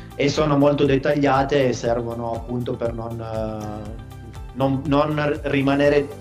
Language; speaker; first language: Italian; native; Italian